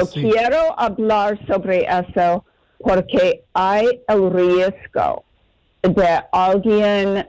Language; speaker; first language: Spanish; non-native, learner; English